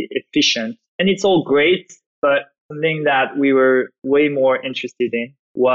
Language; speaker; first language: English; non-native, fluent; French